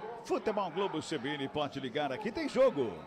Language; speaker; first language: Portuguese; native; Portuguese